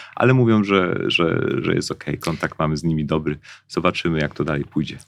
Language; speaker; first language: Polish; native; Polish